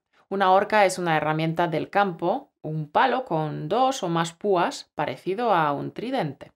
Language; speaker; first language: Spanish; native; Spanish